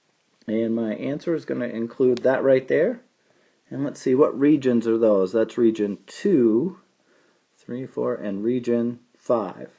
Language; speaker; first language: English; native; English